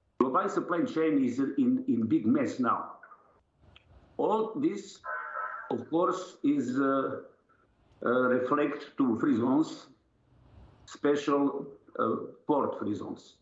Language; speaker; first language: English; non-native, learner; Serbian